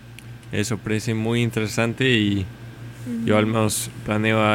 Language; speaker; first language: Spanish; non-native, learner; English